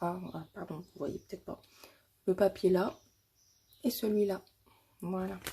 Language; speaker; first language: French; native; French